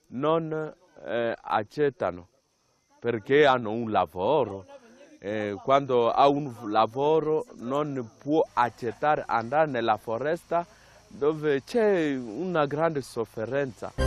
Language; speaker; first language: Italian; non-native, fluent; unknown